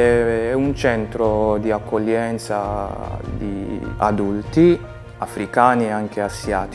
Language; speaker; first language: Italian; non-native, fluent; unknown